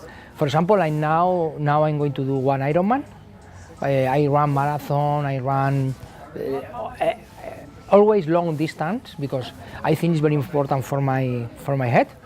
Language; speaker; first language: English; non-native, learner; Spanish